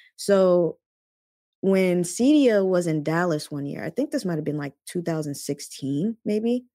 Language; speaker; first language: English; native; English